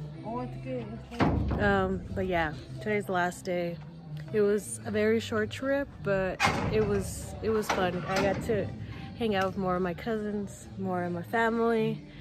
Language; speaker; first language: English; early bilingual, other home language; Spanish